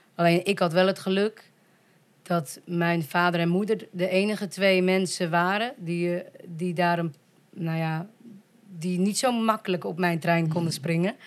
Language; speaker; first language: Dutch; native; Dutch